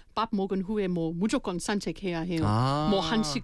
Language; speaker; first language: Korean; non-native, fluent; English